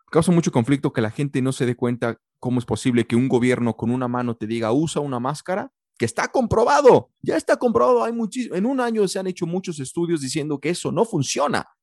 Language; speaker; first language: Spanish; early bilingual, heritage; Spanish